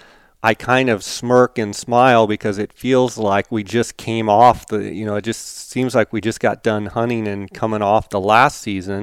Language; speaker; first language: English; native; English